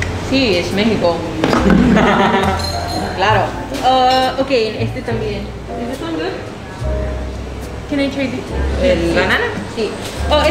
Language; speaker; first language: Spanish; non-native, learner; English